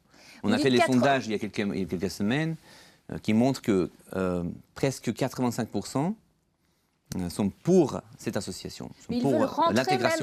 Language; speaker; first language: French; non-native, fluent; Georgian